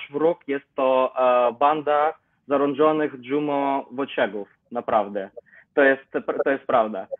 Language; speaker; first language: Polish; non-native, learner; Ukrainian